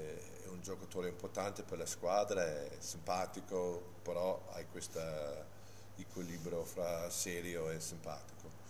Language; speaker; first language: Italian; non-native, fluent; English